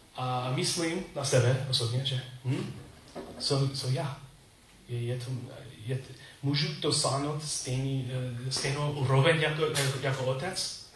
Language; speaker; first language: Czech; non-native, learner; English